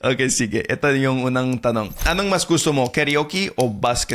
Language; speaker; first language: Filipino; non-native, fluent; English